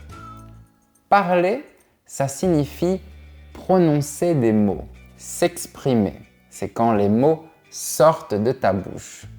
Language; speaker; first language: French; native; French